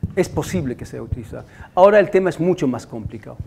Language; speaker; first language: Spanish; non-native, fluent; Arabic